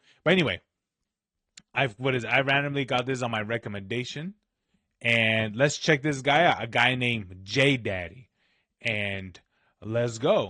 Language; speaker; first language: English; native; English